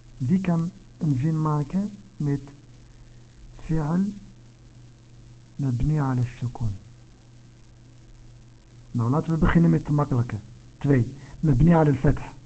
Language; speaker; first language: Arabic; non-native, fluent; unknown